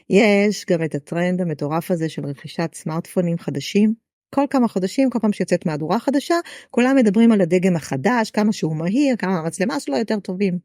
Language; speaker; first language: Hebrew; native; Hebrew